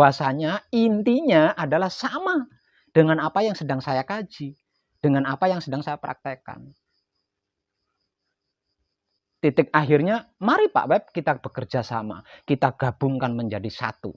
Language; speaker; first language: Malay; non-native, local second language; Javanese